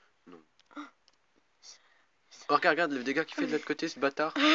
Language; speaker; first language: French; native; French